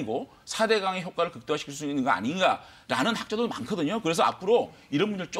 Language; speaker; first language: Korean; native; Korean